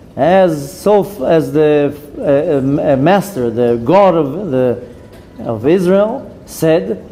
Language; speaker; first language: English; non-native, fluent; Hebrew